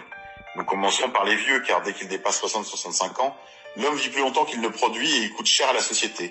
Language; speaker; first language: French; native; French